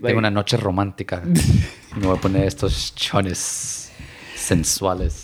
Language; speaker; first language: Spanish; early bilingual, heritage; Spanish